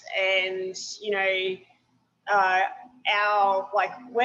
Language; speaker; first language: English; native; English